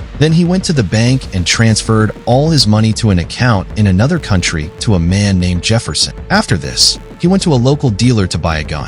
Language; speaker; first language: English; non-native, local second language; Hindi